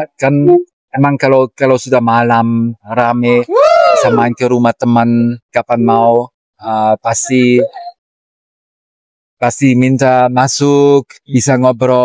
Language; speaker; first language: Indonesian; non-native, fluent; German